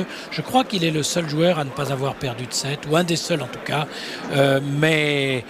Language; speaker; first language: French; native; French